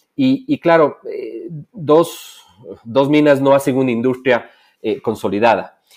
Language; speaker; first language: Spanish; native; Spanish